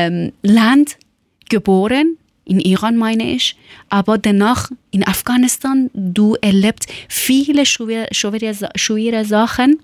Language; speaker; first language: German; non-native, learner; Persian